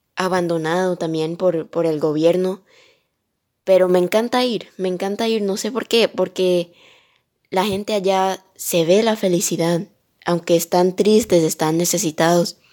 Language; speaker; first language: Spanish; early bilingual, heritage; Spanish